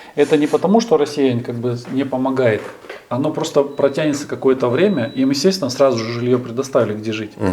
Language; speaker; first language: Russian; native; Russian